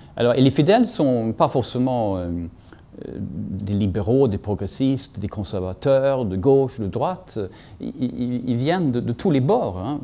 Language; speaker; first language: French; non-native, fluent; Swedish